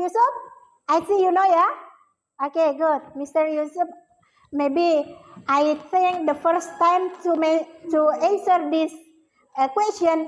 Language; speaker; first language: English; non-native, learner; Indonesian